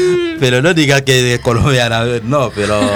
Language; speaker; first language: Spanish; non-native, learner; Haitian Creole